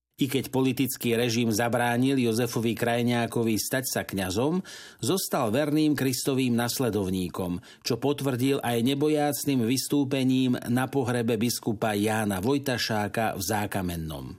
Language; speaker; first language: Slovak; native; Slovak